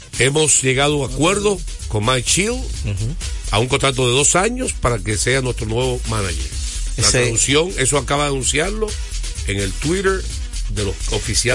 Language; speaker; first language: Spanish; native; Spanish